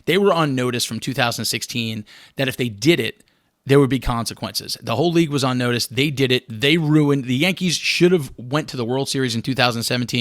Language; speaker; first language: English; native; English